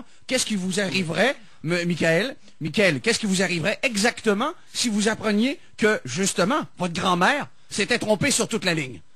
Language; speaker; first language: French; native; French